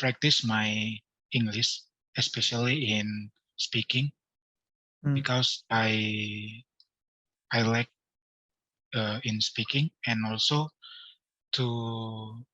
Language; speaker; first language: English; non-native, learner; Indonesian